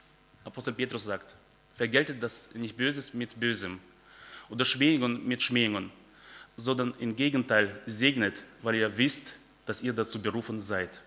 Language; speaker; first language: German; early bilingual, other home language; Russian